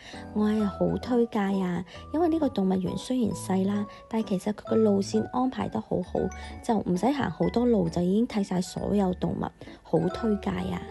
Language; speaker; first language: Cantonese; native; Cantonese